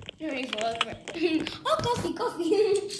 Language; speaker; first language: English; non-native, learner; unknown